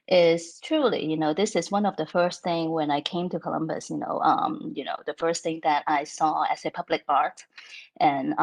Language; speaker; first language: English; non-native, local second language; Cantonese